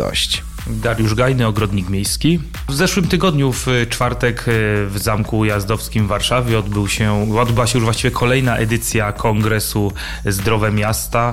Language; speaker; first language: Polish; native; Polish